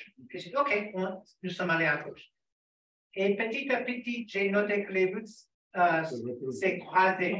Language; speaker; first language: French; non-native, fluent; English